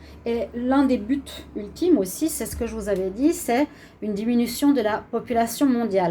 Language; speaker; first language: French; native; French